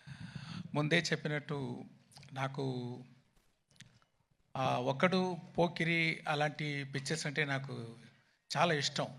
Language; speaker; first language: Telugu; non-native, fluent; Tamil